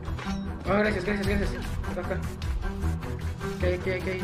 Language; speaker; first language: Spanish; native; Spanish